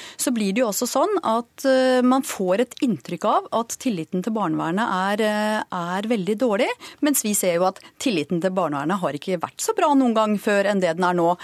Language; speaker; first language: Norwegian; native; Norwegian